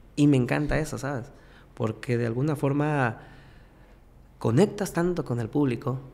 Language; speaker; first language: Spanish; native; Spanish